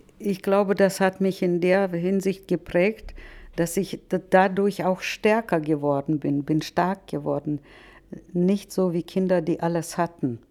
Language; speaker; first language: German; non-native, fluent; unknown